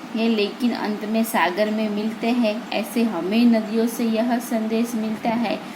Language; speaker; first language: Hindi; non-native, local second language; Gujarati